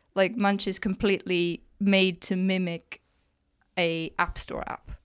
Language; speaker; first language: English; native; English